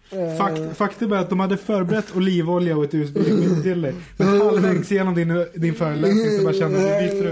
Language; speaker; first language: Swedish; native; Swedish